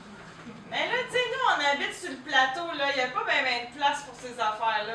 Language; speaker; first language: French; native; French